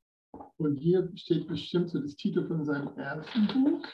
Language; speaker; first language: German; non-native, fluent; English